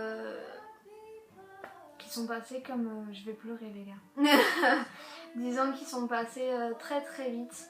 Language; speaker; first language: French; native; French